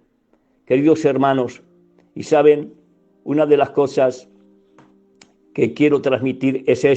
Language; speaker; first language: Spanish; native; Spanish